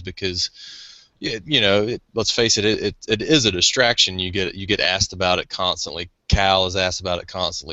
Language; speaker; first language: English; native; English